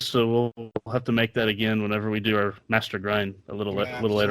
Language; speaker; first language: English; native; English